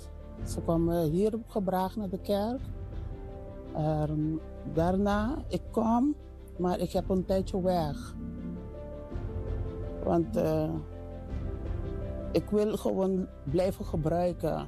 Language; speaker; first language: Dutch; non-native, learner; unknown